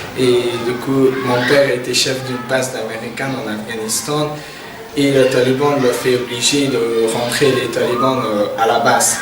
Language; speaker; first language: French; non-native, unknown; Persian